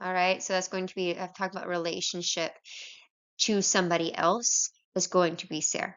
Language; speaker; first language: English; native; English